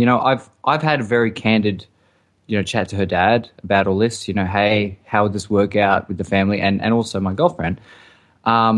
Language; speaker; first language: English; native; English